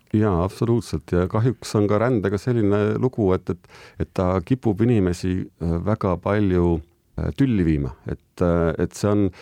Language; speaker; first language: Estonian; native; Estonian